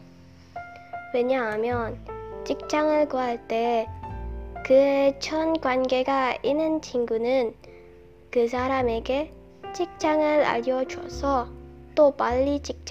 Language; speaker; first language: Korean; non-native, learner; Indonesian